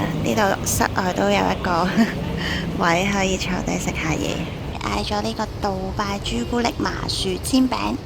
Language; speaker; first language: Cantonese; native; Cantonese